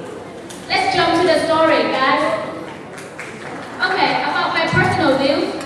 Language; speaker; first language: English; non-native, learner; Vietnamese